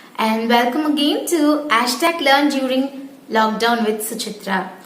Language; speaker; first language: English; non-native, local second language; Telugu